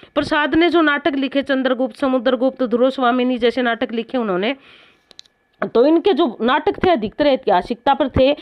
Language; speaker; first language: Hindi; native; Hindi